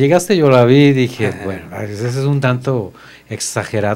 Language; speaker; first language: Spanish; native; Spanish